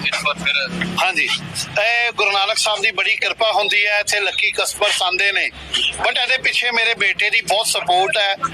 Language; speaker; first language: Hindi; native; Hindi